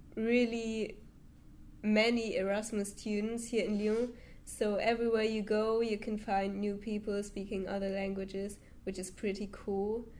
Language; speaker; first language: English; non-native, fluent; German